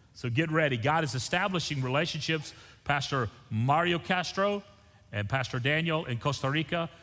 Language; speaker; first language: English; native; English